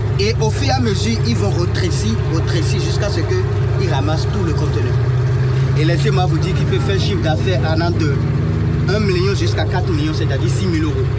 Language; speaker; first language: French; non-native, local second language; Fon